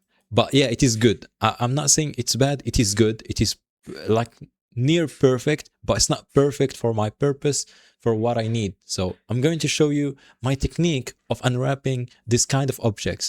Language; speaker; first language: English; non-native, fluent; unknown